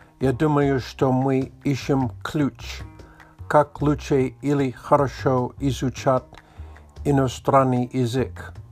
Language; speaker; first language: Russian; non-native, learner; English